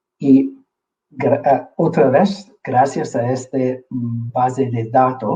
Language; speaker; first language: Spanish; non-native, fluent; English